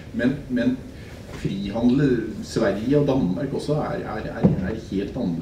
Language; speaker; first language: Norwegian; native; Norwegian